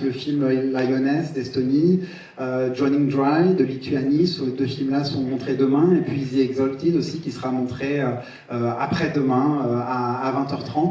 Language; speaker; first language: French; native; French